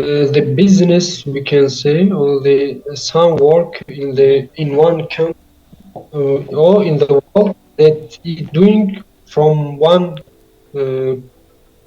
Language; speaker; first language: English; non-native, learner; Tajik